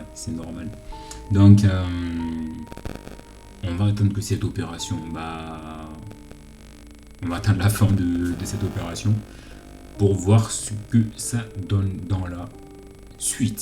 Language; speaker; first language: French; native; French